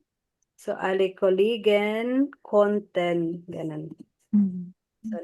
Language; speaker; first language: German; non-native, fluent; Filipino